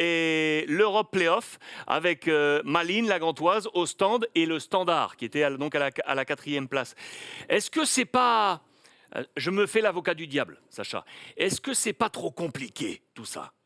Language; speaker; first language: French; native; French